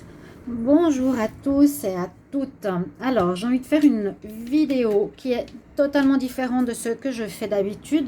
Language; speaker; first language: French; native; French